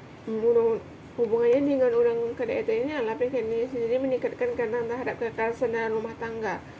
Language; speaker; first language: Indonesian; native; Indonesian